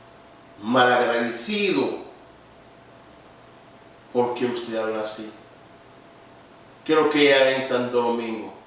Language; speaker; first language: Spanish; non-native, learner; Haitian Creole